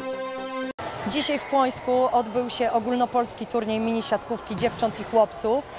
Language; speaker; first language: Polish; native; Polish